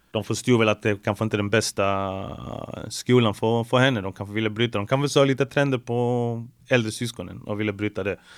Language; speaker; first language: Swedish; early bilingual, other home language; Spanish